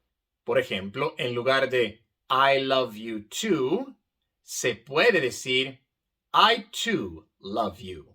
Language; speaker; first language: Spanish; non-native, fluent; English